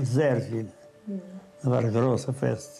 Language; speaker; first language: German; non-native, learner; Russian